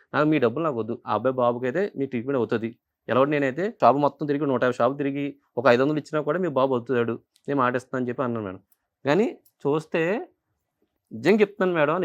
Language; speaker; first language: Telugu; non-native, local second language; Urdu